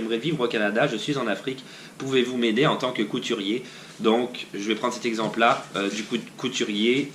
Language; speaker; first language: French; native; French